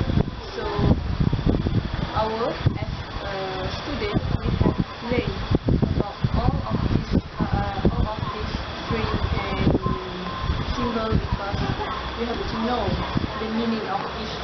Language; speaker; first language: English; non-native, learner; Malay